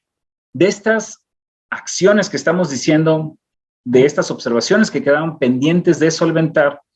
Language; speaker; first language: Spanish; native; Spanish